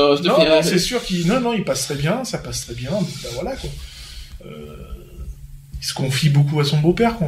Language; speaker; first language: French; native; French